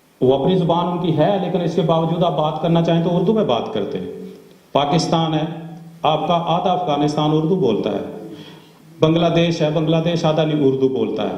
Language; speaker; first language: Urdu; non-native, local second language; Punjabi